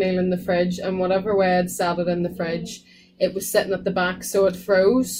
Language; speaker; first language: English; native; English